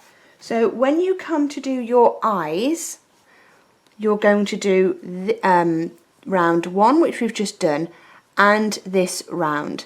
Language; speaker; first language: English; native; English